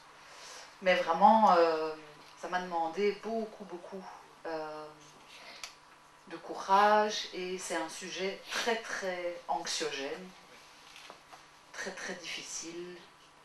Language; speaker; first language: French; native; French